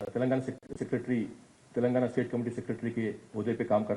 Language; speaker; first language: Hindi; non-native, local second language; Telugu